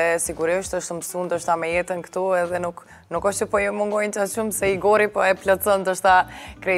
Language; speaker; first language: Albanian; native; Albanian